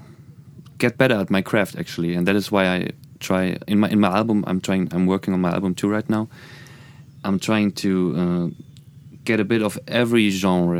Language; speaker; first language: English; non-native, fluent; German